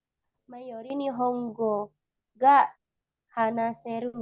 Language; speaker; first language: Japanese; non-native, learner; Indonesian